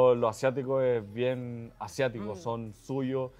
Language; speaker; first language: Spanish; native; Spanish